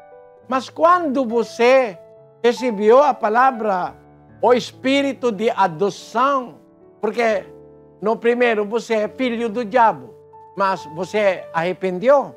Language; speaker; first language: Portuguese; non-native, fluent; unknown